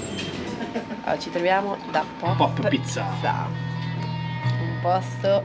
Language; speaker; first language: Italian; native; Italian